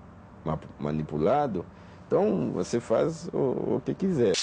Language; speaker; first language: Portuguese; non-native, fluent; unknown